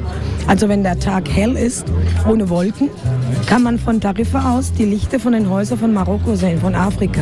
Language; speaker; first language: German; non-native, fluent; Spanish